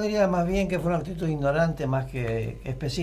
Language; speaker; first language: Spanish; native; Spanish